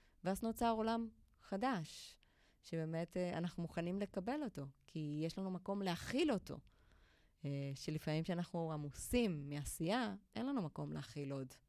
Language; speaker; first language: Hebrew; non-native, fluent; Spanish